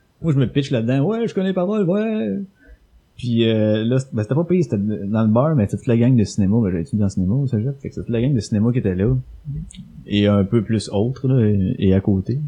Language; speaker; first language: French; native; French